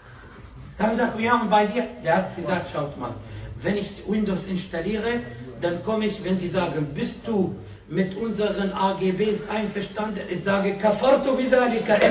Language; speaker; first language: German; non-native, fluent; Arabic